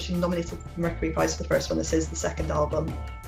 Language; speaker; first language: English; native; English